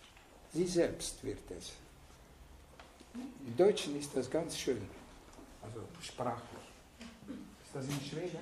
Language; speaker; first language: German; non-native, fluent; Hungarian